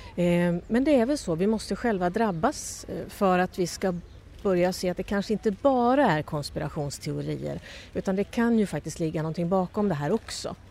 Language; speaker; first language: Swedish; native; Swedish